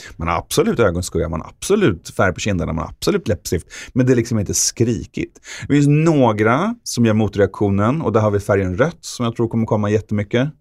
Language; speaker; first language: Swedish; native; Swedish